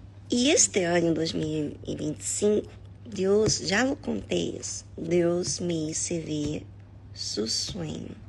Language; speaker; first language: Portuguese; non-native, learner; Spanish